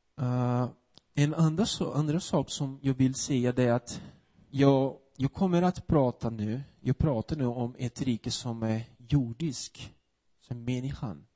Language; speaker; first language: Swedish; non-native, fluent; Portuguese